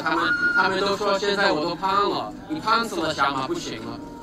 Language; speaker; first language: Chinese; non-native, fluent; English